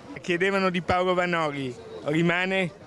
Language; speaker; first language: Italian; native; Italian